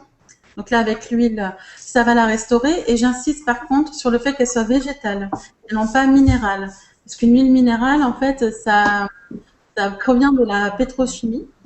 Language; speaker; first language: French; native; French